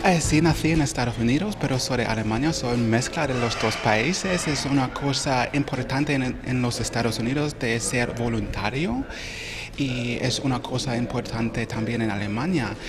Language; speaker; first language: Spanish; non-native, learner; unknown